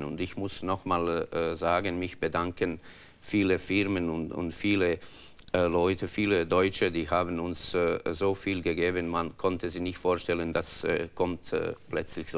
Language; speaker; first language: German; non-native, learner; Croatian